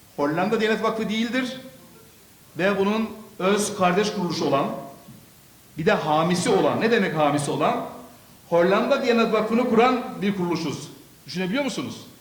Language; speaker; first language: Turkish; early bilingual, other home language; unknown